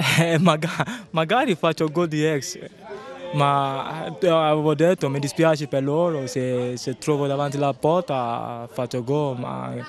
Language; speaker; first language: Italian; non-native, learner; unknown